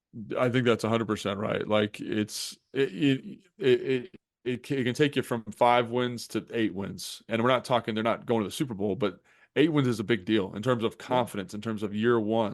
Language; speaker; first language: English; native; English